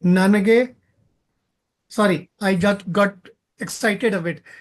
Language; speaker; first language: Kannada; non-native, learner; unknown